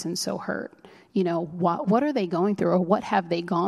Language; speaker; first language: English; early bilingual, other home language; Spanish